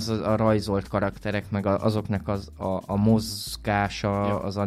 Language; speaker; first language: Hungarian; native; Hungarian